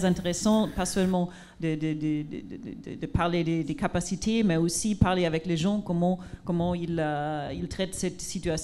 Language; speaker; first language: French; non-native, fluent; German